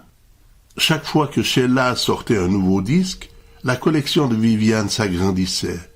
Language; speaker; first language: French; native; French